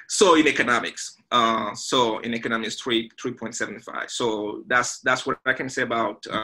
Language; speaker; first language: English; non-native, fluent; French